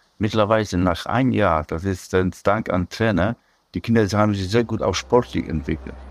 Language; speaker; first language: German; non-native, fluent; Polish